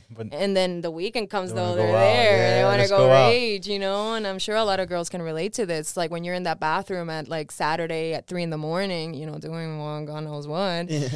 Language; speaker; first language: English; early bilingual, other home language; Spanish